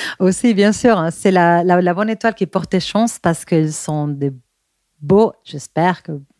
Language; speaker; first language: French; non-native, fluent; Spanish